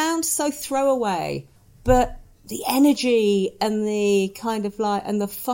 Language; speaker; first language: English; native; English